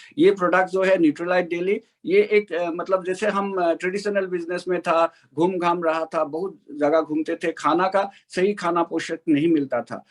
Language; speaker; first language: Hindi; non-native, local second language; Assamese